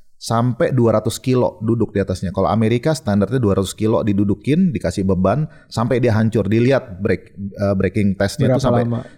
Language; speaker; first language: Indonesian; native; Indonesian